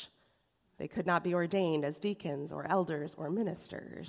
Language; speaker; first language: English; native; English